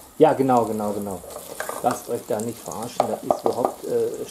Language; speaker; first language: German; native; German